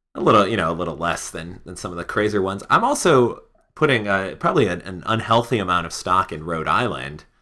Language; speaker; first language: English; native; English